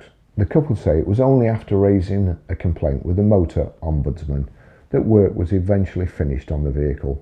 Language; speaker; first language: English; native; English